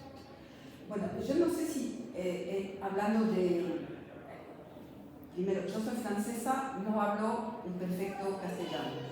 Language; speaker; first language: Spanish; non-native, fluent; French